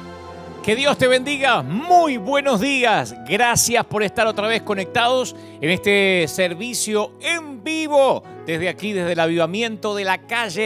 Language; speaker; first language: Spanish; native; Spanish